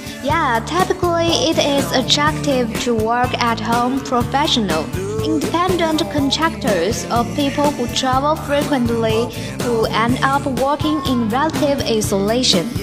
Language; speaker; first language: English; non-native, learner; Chinese